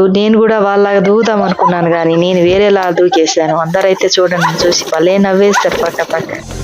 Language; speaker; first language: Telugu; non-native, local second language; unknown